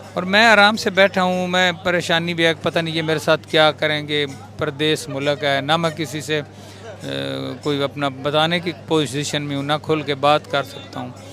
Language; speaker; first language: Urdu; non-native, local second language; Punjabi